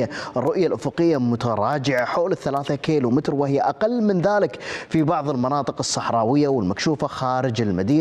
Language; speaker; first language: Arabic; native; Arabic